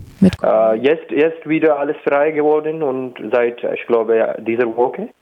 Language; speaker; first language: German; non-native, learner; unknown